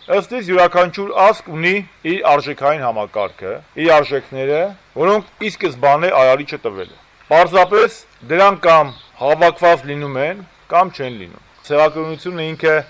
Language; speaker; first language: Armenian; native; Armenian